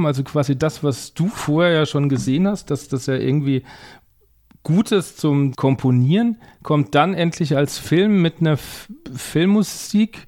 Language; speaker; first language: German; native; German